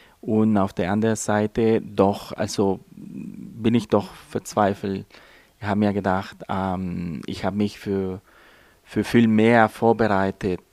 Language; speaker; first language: German; non-native, fluent; Spanish